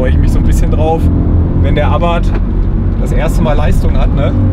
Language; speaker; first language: German; native; German